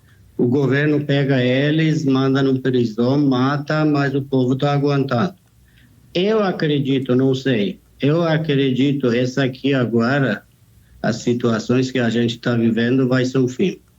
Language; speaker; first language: Portuguese; non-native, fluent; Persian